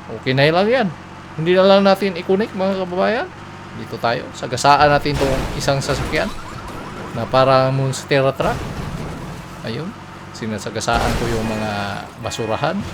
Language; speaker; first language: Filipino; non-native, local second language; Cebuano